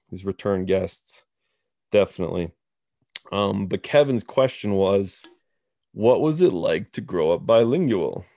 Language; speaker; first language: English; native; English